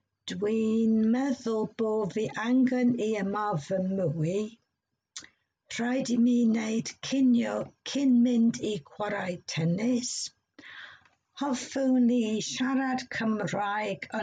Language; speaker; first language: Welsh; non-native, learner; English